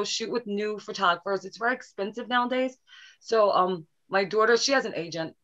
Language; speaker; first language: English; native; English